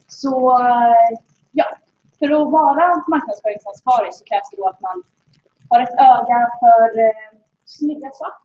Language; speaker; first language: Swedish; native; Swedish